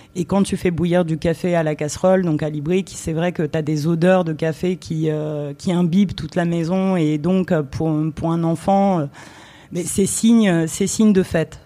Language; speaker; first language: French; early bilingual, other home language; Romanian